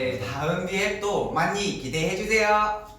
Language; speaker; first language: Korean; non-native, learner; Vietnamese